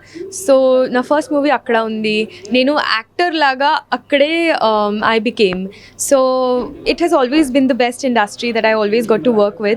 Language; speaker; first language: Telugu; non-native, local second language; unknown